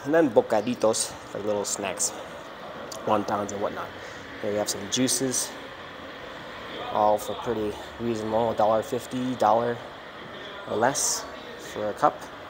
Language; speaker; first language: English; native; English